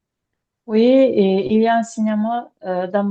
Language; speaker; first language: French; non-native, learner; Azerbaijani